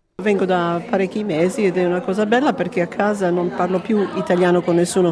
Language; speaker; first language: Italian; early bilingual, heritage; Italian